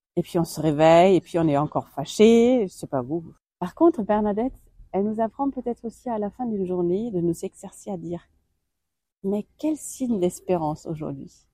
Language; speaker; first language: French; non-native, fluent; German